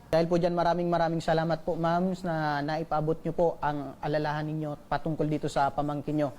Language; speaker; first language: Filipino; native; Filipino